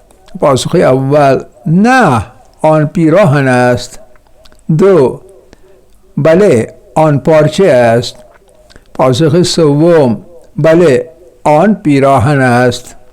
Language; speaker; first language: Persian; non-native, fluent; Urdu